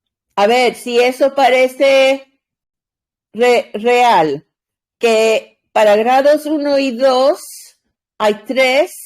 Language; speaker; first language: Spanish; non-native, learner; English